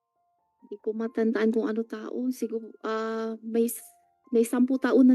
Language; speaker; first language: Filipino; non-native, learner; Chinese